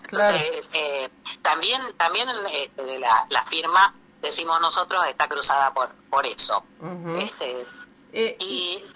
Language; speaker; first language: Spanish; native; Spanish